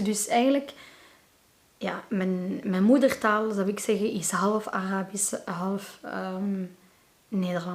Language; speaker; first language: Dutch; non-native, local second language; Arabic